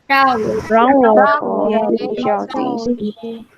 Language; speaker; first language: Chinese; non-native, learner; Indonesian